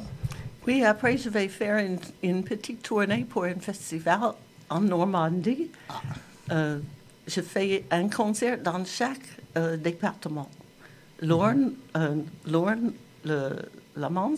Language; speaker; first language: French; non-native, fluent; English